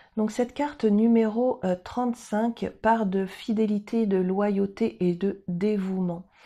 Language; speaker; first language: French; native; French